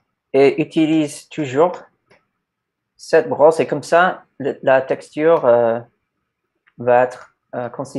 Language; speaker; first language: French; non-native, learner; English